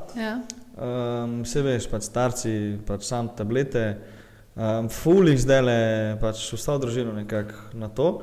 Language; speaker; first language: Slovenian; early bilingual, other home language; Bosnian